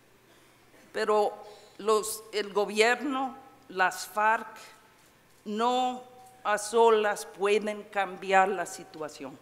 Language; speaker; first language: Spanish; non-native, fluent; English